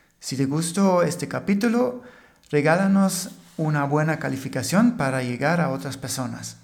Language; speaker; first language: Spanish; non-native, fluent; German